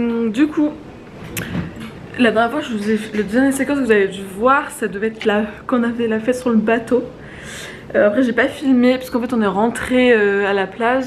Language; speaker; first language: French; native; French